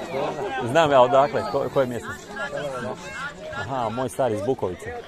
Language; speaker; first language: Serbian; native; Serbian